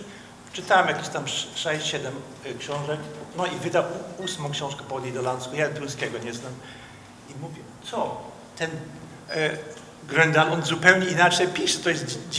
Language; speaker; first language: Polish; non-native, fluent; Dutch